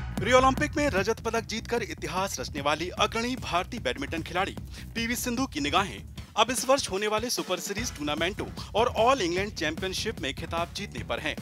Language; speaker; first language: Hindi; native; Hindi